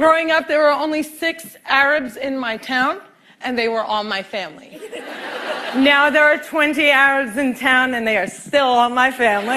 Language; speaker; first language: English; native; English